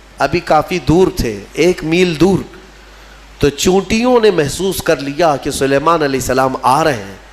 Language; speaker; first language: Urdu; native; Urdu